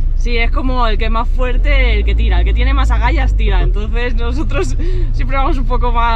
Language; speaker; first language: Spanish; native; Spanish